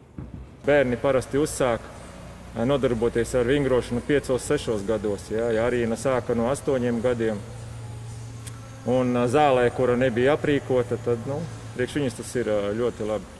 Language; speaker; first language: Latvian; non-native, local second language; Russian